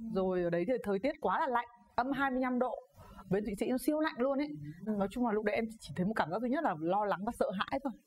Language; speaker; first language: Vietnamese; native; Vietnamese